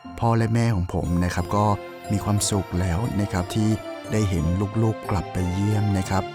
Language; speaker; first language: Thai; native; Thai